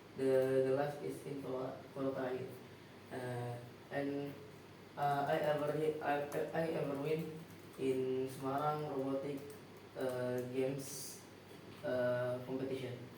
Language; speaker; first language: English; non-native, learner; Indonesian